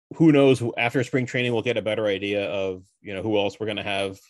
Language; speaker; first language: English; early bilingual, other home language; Spanish